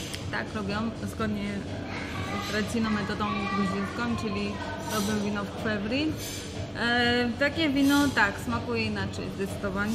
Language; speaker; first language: Polish; non-native, fluent; Georgian